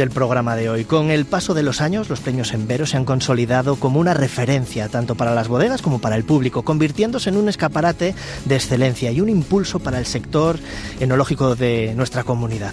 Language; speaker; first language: Spanish; native; Spanish